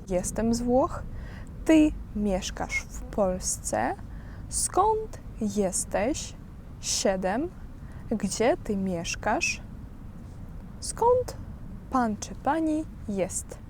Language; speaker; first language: Polish; non-native, fluent; Ukrainian